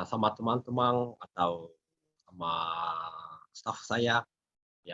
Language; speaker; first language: Indonesian; non-native, learner; Japanese